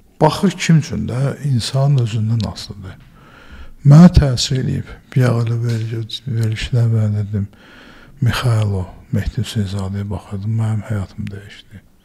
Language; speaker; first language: Azerbaijani; native; Azerbaijani